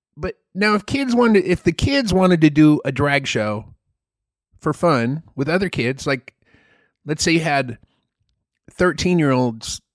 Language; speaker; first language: English; native; English